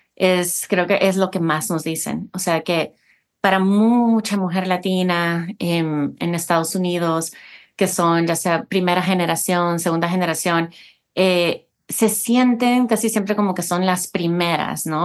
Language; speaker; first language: Spanish; early bilingual, heritage; Spanish